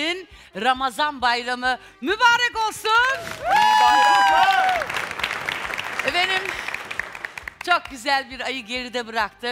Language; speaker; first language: Turkish; native; Turkish